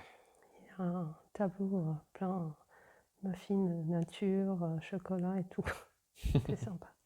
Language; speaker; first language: French; non-native, fluent; Portuguese